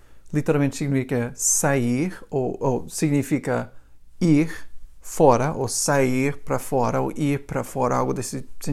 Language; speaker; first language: Portuguese; non-native, fluent; English